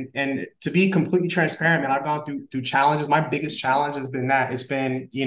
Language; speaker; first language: English; early bilingual, other home language; Spanish